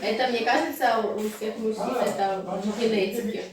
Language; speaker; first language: Russian; native; Russian